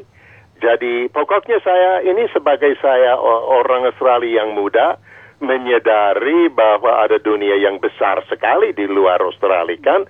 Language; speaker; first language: Indonesian; non-native, fluent; English